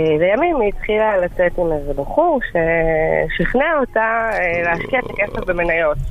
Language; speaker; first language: Hebrew; native; Hebrew